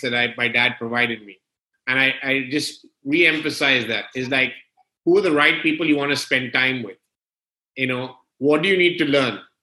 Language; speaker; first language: English; native; English